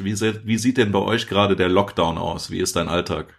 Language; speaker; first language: German; native; German